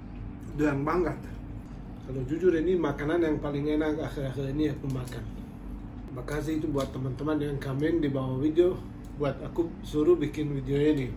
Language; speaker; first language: Indonesian; non-native, learner; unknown